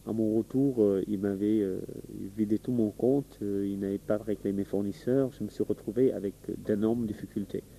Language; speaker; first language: French; non-native, local second language; Wolof